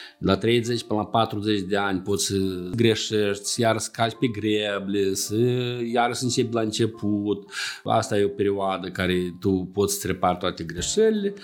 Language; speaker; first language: Romanian; native; Romanian